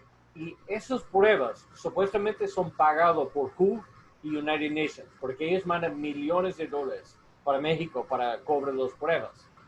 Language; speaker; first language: Spanish; non-native, learner; English